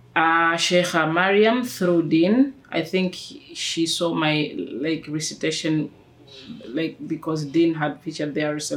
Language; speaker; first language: English; non-native, local second language; Swahili